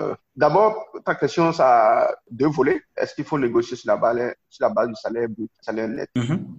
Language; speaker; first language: French; non-native, local second language; Yoruba